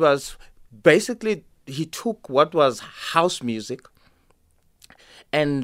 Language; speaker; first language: English; non-native, local second language; Zulu